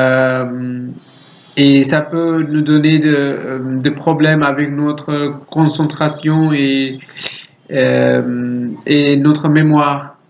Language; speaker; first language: French; non-native, learner; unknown